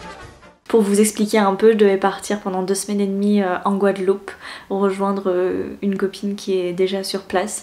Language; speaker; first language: French; native; French